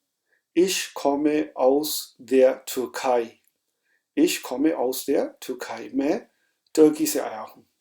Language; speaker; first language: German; non-native, fluent; Urdu